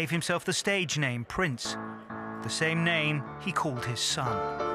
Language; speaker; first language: English; native; English